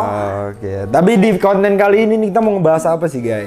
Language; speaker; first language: Indonesian; native; Indonesian